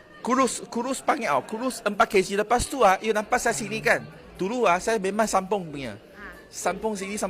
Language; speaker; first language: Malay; non-native, local second language; Chinese